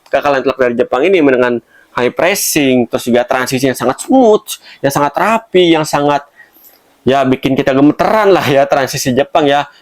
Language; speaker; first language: Indonesian; native; Indonesian